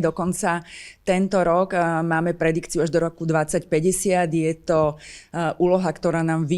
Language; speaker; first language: Slovak; native; Slovak